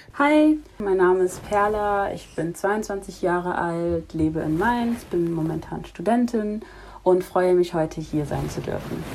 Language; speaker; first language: German; early bilingual, other home language; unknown